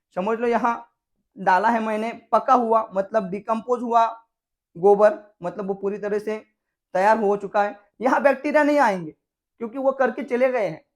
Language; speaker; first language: Hindi; non-native, local second language; Marathi